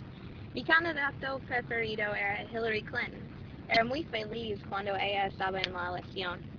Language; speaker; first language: Spanish; non-native, learner; English